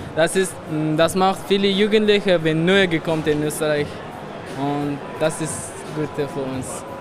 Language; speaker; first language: German; non-native, learner; Persian